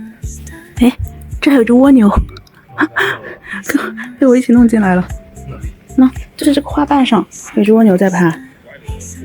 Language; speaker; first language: Chinese; native; Chinese